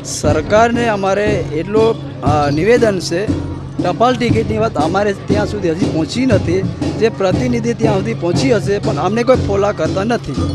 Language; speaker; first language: Gujarati; non-native, local second language; Bhili